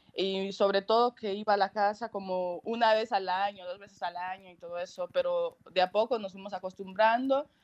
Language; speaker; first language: Spanish; native; Spanish